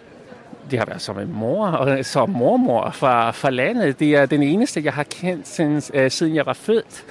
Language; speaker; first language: Danish; non-native, local second language; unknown